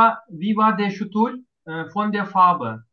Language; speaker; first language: German; non-native, learner; Turkish